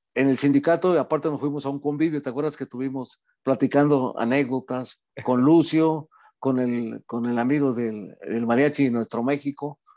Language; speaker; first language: Spanish; native; Spanish